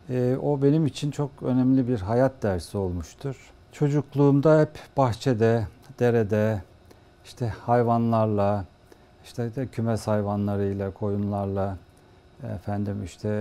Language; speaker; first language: Turkish; native; Turkish